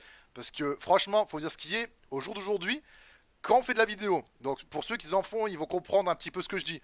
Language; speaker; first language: French; native; French